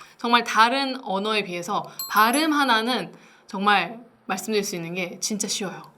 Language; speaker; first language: Korean; native; Korean